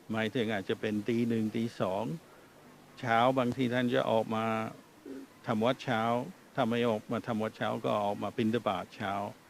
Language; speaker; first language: Thai; non-native, fluent; English